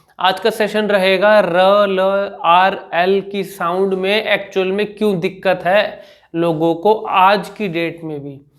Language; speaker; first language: Hindi; native; Hindi